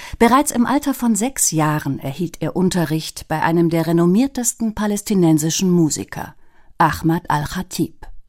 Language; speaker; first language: German; native; German